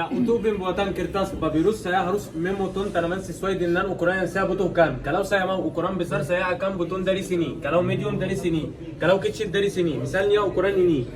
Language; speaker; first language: Indonesian; non-native, fluent; Arabic